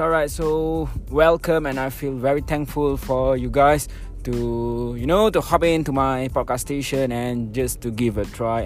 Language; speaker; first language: English; non-native, local second language; Malay